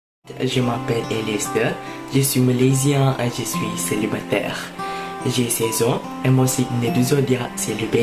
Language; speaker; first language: French; non-native, learner; Malay